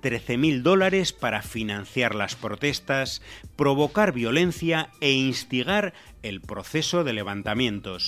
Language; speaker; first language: Spanish; native; Spanish